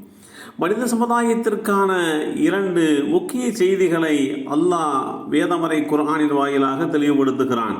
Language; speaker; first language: Tamil; native; Tamil